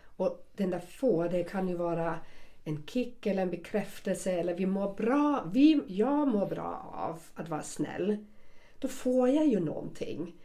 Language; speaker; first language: Swedish; non-native, fluent; German